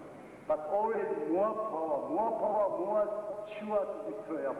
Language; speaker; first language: English; non-native, learner; Japanese